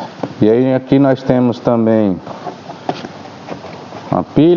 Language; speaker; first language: Portuguese; native; Portuguese